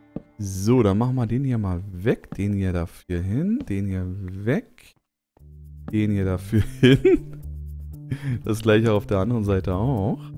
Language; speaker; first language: German; native; German